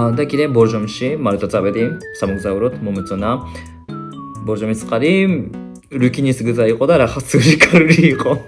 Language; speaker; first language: Georgian; non-native, fluent; Japanese